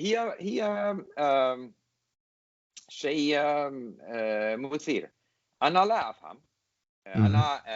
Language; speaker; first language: Arabic; non-native, learner; English